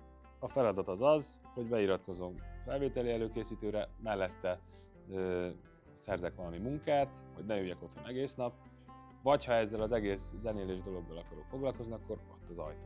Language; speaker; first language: Hungarian; early bilingual, other home language; Persian